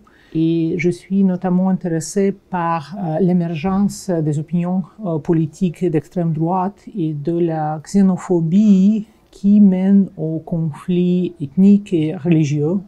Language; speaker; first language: French; non-native, fluent; Russian